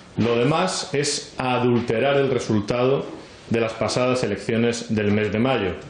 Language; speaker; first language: Spanish; non-native, fluent; English